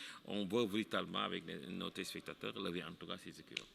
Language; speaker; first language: French; non-native, local second language; Wolof